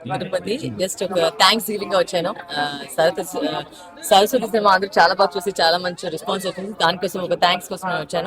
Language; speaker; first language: Telugu; non-native, learner; Tamil